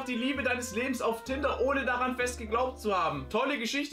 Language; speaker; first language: German; native; German